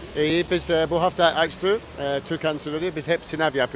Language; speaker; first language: Turkish; non-native, local second language; Kurdish